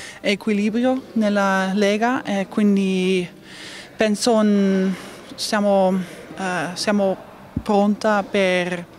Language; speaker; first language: Italian; non-native, learner; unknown